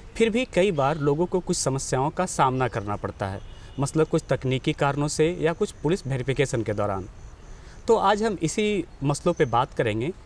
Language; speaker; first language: Hindi; native; Hindi